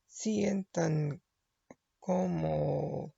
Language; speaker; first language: Spanish; non-native, learner; English